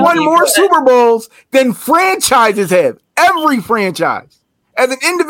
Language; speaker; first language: English; native; English